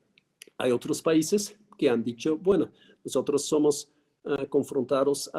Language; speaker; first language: Spanish; non-native, fluent; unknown